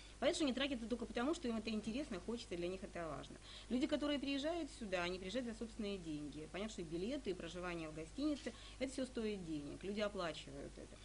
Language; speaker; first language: Russian; native; Russian